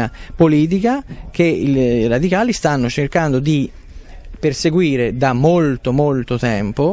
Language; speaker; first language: Italian; native; Italian